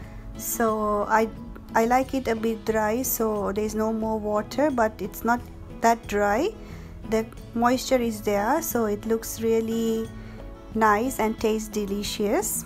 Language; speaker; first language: English; non-native, local second language; Sinhala